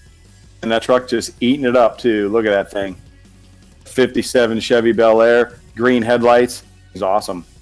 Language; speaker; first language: English; native; English